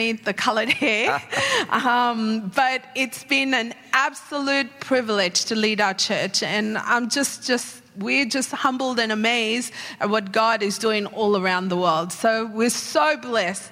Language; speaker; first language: English; non-native, local second language; Sinhala